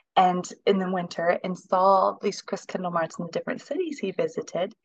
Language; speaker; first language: English; native; English